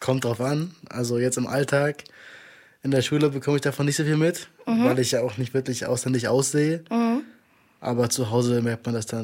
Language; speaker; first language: German; native; German